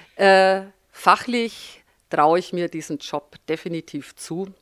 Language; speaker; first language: German; native; German